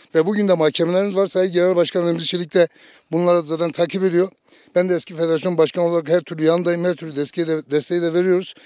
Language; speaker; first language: Turkish; native; Turkish